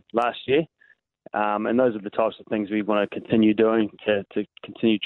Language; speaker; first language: English; native; English